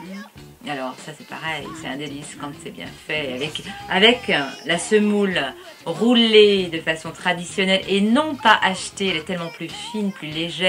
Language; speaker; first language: French; early bilingual, other home language; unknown